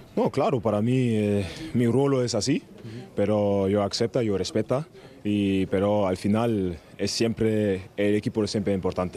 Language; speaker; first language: Spanish; non-native, fluent; German